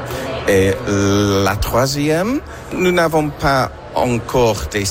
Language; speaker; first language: French; non-native, learner; English